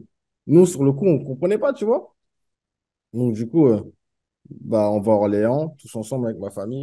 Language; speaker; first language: French; native; French